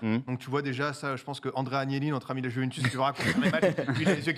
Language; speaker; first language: French; native; French